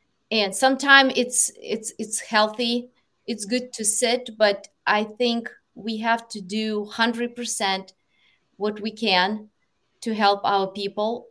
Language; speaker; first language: English; non-native, fluent; Ukrainian